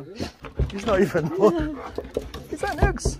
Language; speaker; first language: English; native; English